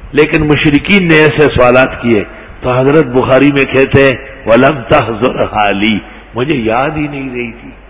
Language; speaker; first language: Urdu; non-native, local second language; Pashto